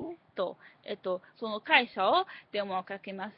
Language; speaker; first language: Japanese; non-native, learner; English